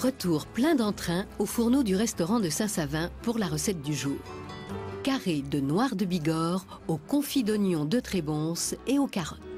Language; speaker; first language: French; native; French